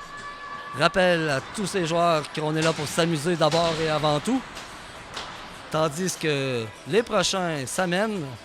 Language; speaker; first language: French; native; French